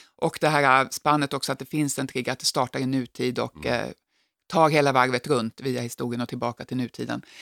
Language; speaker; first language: Swedish; native; Swedish